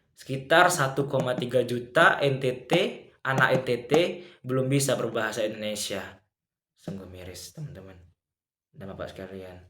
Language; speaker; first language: Indonesian; native; Indonesian